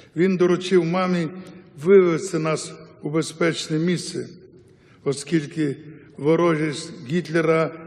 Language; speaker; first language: Ukrainian; non-native, local second language; Yiddish